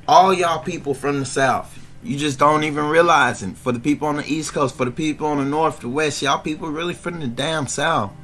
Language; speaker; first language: English; native; English